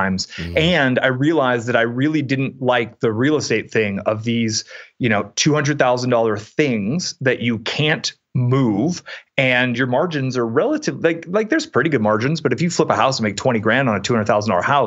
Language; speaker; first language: English; native; English